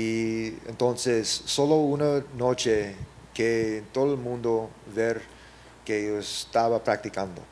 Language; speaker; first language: Spanish; non-native, learner; English